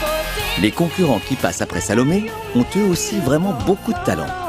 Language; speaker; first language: French; native; French